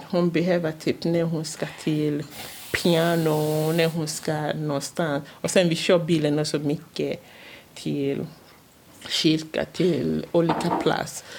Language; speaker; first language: Swedish; non-native, fluent; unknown